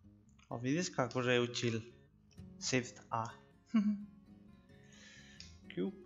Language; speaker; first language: Russian; non-native, learner; Spanish